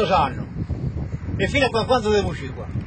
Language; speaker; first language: Italian; native; Italian